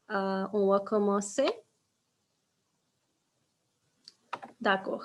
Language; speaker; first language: French; non-native, fluent; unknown